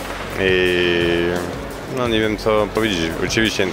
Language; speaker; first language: Polish; non-native, learner; French